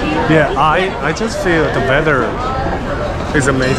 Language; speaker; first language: English; non-native, fluent; Chinese